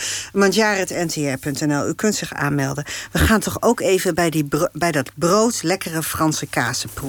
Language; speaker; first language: Dutch; native; Dutch